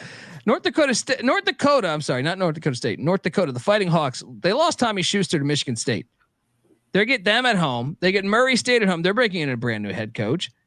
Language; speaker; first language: English; native; English